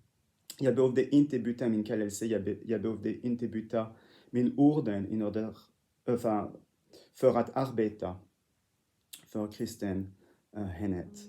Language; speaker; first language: Swedish; non-native, fluent; French